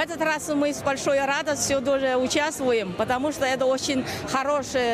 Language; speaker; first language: Russian; non-native, fluent; Chinese